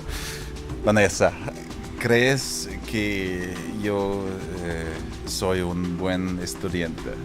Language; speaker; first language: Spanish; non-native, learner; Danish